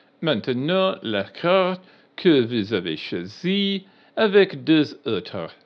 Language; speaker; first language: French; non-native, learner; English